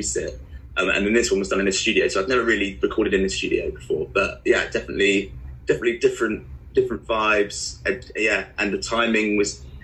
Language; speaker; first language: English; native; English